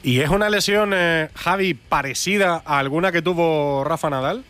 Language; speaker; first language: Spanish; native; Spanish